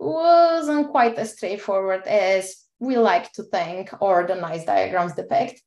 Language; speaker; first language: English; non-native, fluent; Bulgarian